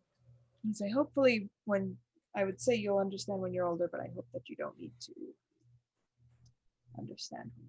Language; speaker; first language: English; native; English